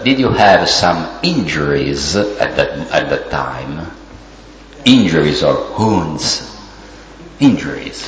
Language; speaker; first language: English; non-native, fluent; Italian